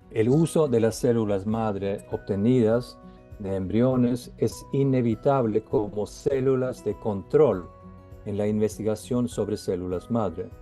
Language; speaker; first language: Spanish; non-native, fluent; Norwegian